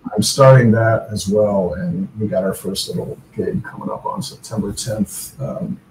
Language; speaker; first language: English; native; English